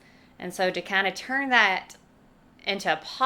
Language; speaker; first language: English; native; English